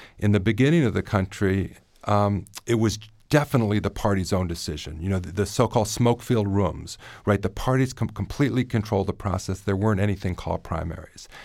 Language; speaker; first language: English; native; English